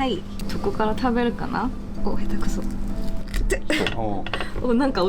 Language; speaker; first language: Japanese; non-native, learner; Korean